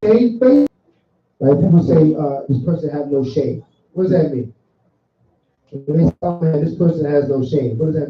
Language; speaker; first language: English; native; English